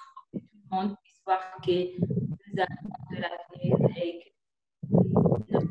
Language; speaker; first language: French; non-native, fluent; Kinyarwanda